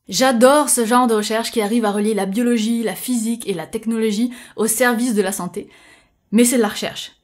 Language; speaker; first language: French; native; French